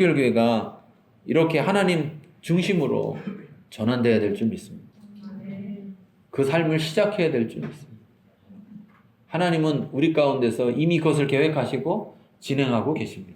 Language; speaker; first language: Korean; native; Korean